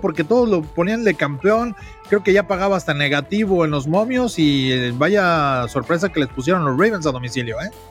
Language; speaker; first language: Spanish; native; Spanish